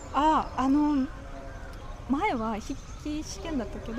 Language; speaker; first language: Japanese; non-native, fluent; Russian